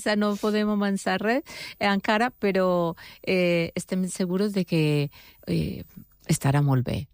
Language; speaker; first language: Catalan; non-native, learner; Spanish